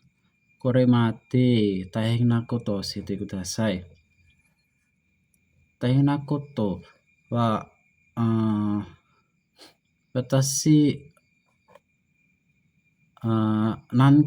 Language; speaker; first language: Japanese; non-native, learner; Indonesian